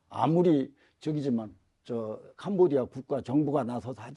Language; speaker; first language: Korean; native; Korean